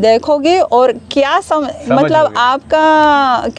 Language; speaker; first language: Hindi; non-native, learner; Hebrew